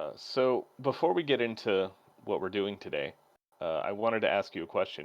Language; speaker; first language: English; native; English